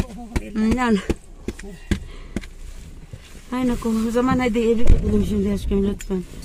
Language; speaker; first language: Turkish; non-native, learner; Filipino